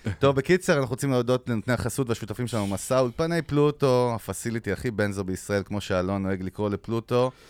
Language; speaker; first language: Hebrew; native; Hebrew